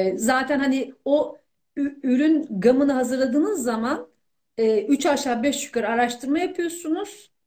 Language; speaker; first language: Turkish; native; Turkish